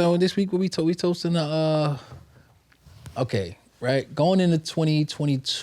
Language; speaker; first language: English; native; English